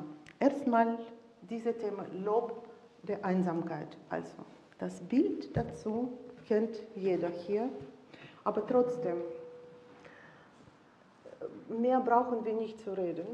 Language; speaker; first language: German; non-native, fluent; Russian